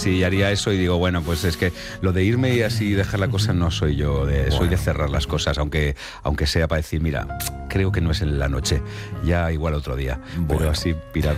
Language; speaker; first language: Spanish; native; Spanish